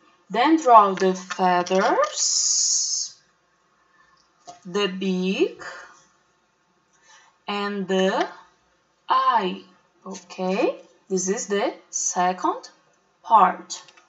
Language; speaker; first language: English; non-native, fluent; Portuguese